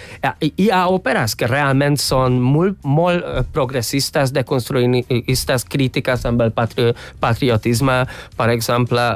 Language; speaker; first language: Catalan; non-native, fluent; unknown